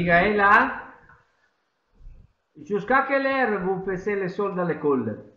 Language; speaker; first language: French; non-native, learner; Italian